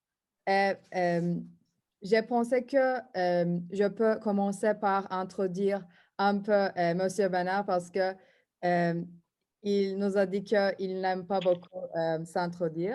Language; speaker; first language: French; non-native, fluent; Turkish